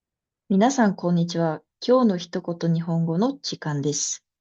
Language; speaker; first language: Japanese; non-native, fluent; Mongolian